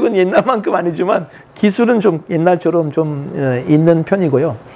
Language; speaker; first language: Korean; non-native, fluent; Turkish